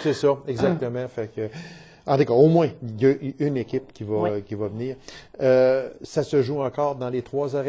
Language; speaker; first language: French; native; French